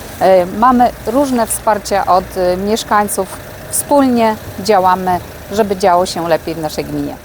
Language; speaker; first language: Polish; native; Polish